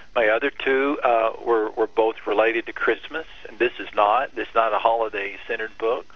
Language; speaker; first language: English; native; English